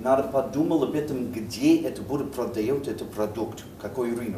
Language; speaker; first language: Russian; non-native, learner; English